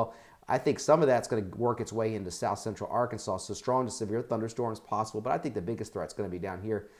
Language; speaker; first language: English; native; English